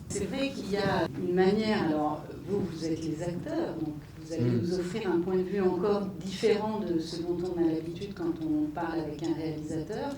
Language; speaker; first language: French; native; French